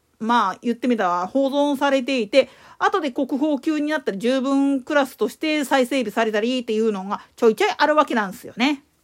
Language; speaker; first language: Japanese; native; Japanese